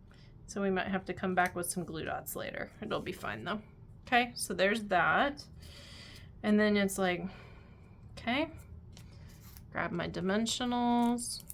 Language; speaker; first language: English; native; English